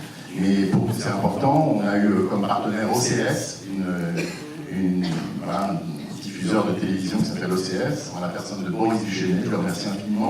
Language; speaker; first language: French; native; French